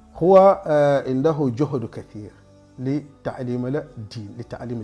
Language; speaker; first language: Arabic; non-native, fluent; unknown